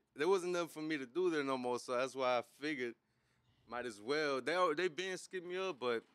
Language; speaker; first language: English; native; English